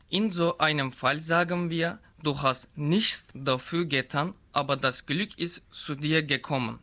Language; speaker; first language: German; non-native, learner; Turkish